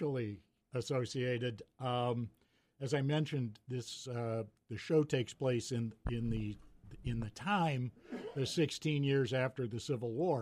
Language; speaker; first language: English; native; English